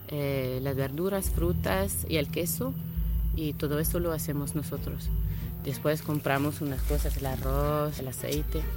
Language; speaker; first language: Spanish; non-native, fluent; French